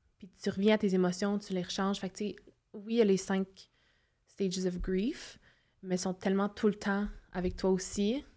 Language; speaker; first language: French; native; French